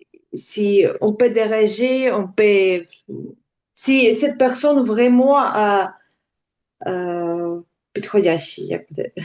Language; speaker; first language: French; non-native, learner; Ukrainian